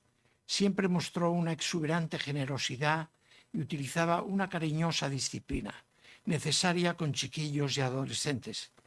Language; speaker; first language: Spanish; native; Spanish